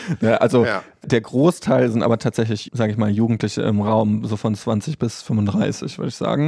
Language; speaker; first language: German; native; German